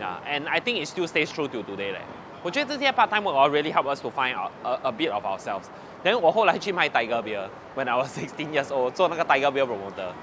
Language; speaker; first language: English; non-native, local second language; Chinese